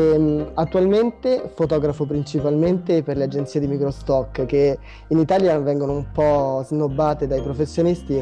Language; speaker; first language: Italian; native; Italian